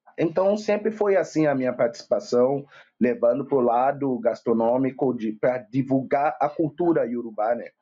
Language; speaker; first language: Portuguese; non-native, fluent; Yoruba